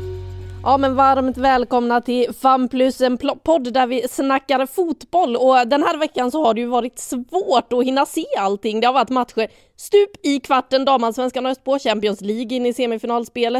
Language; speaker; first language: Swedish; native; Swedish